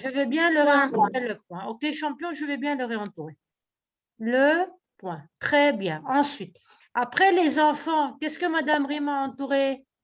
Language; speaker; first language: French; native; French